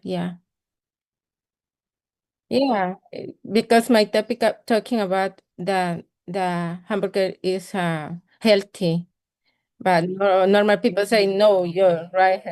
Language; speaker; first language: English; non-native, learner; Spanish